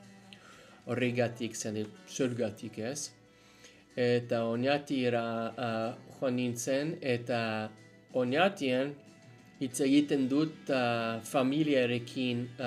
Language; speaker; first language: Basque; non-native, learner; English